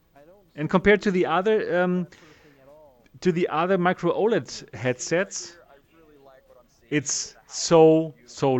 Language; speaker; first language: English; non-native, fluent; German